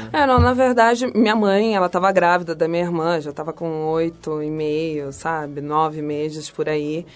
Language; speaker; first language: Portuguese; early bilingual, other home language; Spanish